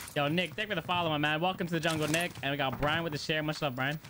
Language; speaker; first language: English; native; English